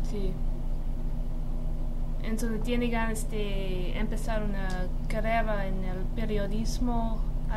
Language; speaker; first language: Spanish; non-native, fluent; English